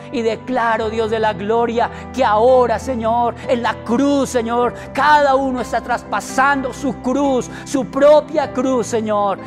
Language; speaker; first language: Spanish; native; Spanish